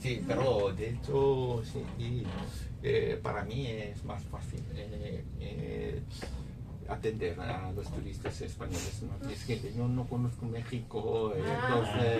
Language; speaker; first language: Spanish; non-native, fluent; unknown